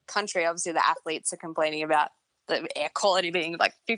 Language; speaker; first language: English; native; English